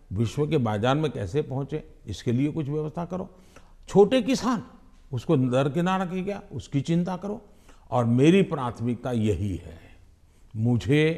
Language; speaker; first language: Hindi; non-native, local second language; Gujarati